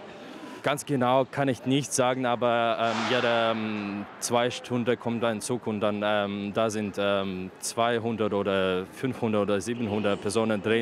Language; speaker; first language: German; non-native, learner; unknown